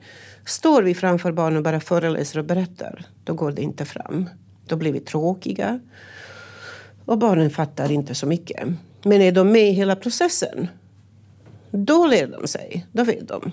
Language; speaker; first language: Swedish; non-native, fluent; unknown